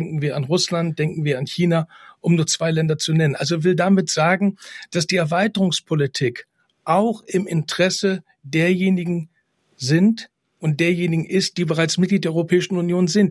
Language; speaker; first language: German; native; German